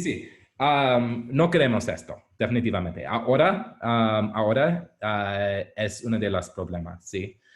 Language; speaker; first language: Spanish; non-native, learner; English